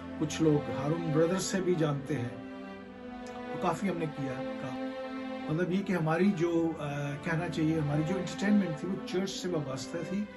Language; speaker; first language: Urdu; native; Urdu